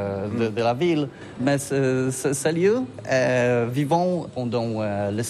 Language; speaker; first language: French; non-native, learner; Polish